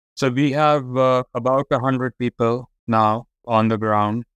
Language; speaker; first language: English; non-native, local second language; Hindi